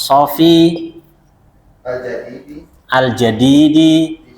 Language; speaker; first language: Arabic; non-native, fluent; Indonesian